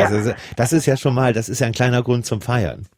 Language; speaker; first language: German; native; German